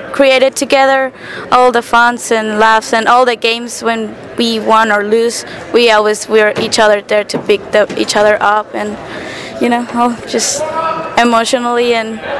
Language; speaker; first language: English; non-native, fluent; Spanish